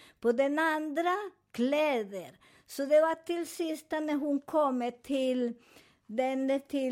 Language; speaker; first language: Swedish; non-native, fluent; Spanish